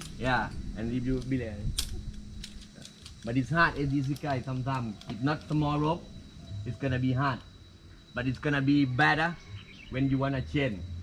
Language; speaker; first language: English; non-native, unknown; Thai